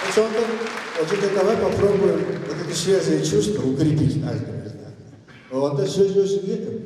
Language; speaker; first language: Russian; non-native, local second language; Kazakh